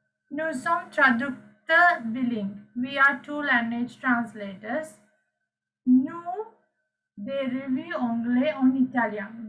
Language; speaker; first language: French; non-native, fluent; Sinhala